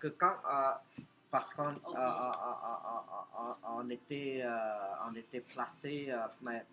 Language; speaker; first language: French; non-native, fluent; Khmer